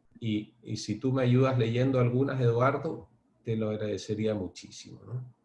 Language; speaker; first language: Spanish; native; Spanish